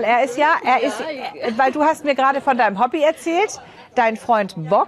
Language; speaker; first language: German; native; German